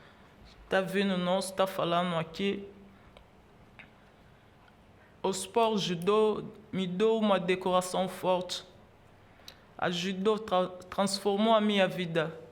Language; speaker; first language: Portuguese; non-native, learner; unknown